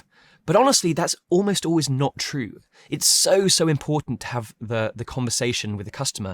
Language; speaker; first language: English; native; English